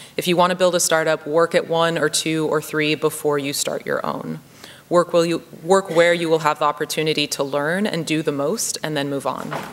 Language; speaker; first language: English; native; English